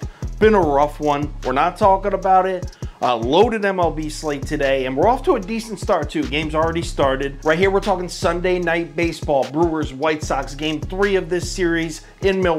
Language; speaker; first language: English; native; English